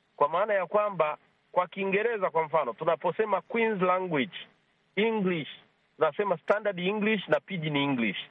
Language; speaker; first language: Swahili; native; Swahili